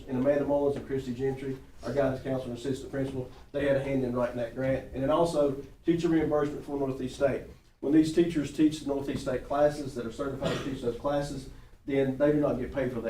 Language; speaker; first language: English; native; English